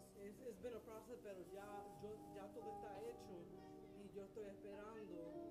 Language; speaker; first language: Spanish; early bilingual, heritage; English